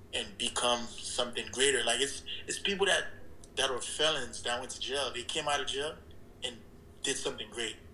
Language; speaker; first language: English; early bilingual, other home language; Haitian Creole